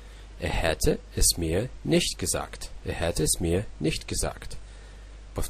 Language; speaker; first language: German; non-native, fluent; Russian